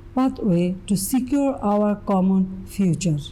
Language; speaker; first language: English; non-native, local second language; Bangla